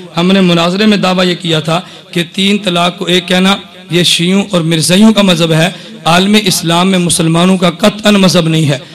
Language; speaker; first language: Urdu; non-native, local second language; Punjabi